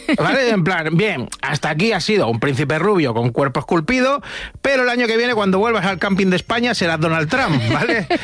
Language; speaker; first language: Spanish; native; Spanish